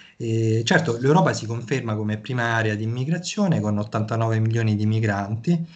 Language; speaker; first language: Italian; native; Italian